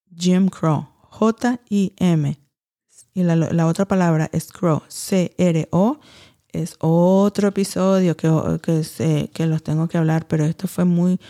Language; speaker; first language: Spanish; early bilingual, heritage; Spanish